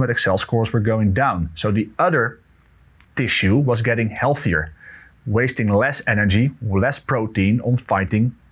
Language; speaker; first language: English; non-native, fluent; Dutch